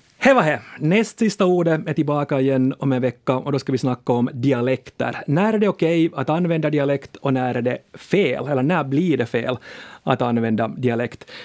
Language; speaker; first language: Swedish; native; Swedish